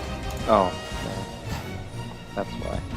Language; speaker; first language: English; native; English